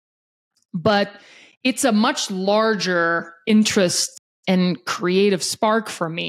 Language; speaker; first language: English; non-native, local second language; Afrikaans